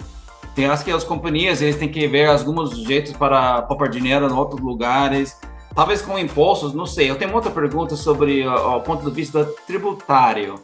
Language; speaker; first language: Portuguese; non-native, learner; English